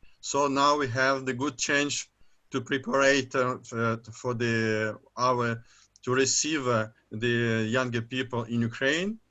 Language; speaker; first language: English; non-native, learner; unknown